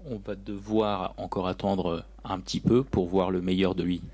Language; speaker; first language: French; native; French